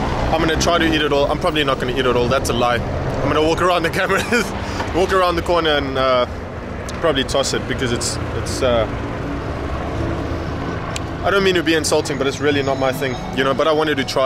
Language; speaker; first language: English; native; English